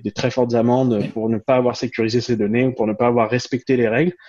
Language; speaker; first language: French; native; French